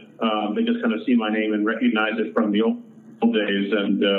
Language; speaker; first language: English; native; English